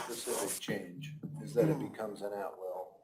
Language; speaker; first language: English; native; English